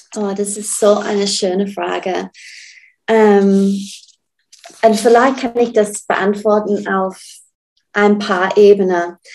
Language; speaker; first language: German; non-native, fluent; English